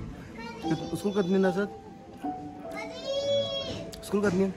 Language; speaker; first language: Russian; non-native, learner; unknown